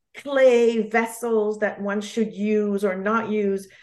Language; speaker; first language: English; non-native, fluent; French